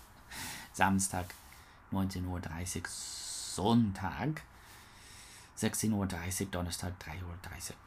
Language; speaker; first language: German; non-native, learner; English